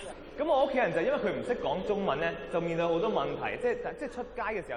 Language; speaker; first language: Chinese; non-native, local second language; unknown